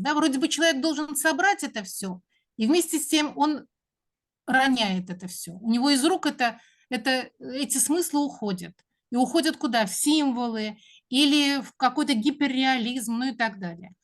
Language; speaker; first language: Russian; native; Russian